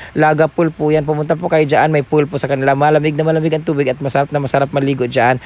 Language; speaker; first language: Filipino; non-native, local second language; Cebuano